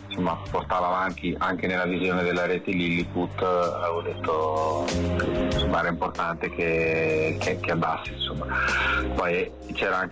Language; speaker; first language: Italian; native; Italian